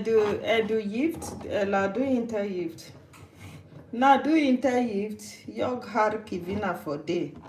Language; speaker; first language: Swedish; non-native, learner; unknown